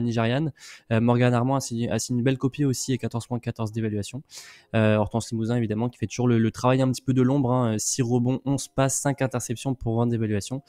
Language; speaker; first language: French; native; French